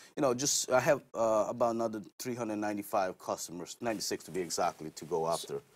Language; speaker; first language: English; non-native, fluent; Portuguese